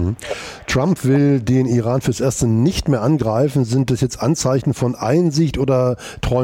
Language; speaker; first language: German; native; German